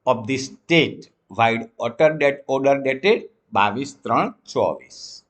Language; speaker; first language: English; non-native, local second language; Gujarati